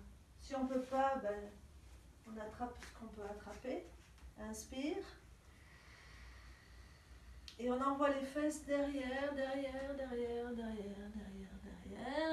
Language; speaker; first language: French; native; French